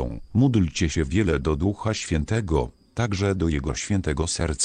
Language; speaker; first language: Polish; native; Polish